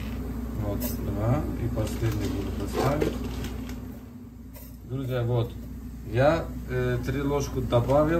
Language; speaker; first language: Russian; non-native, learner; Turkish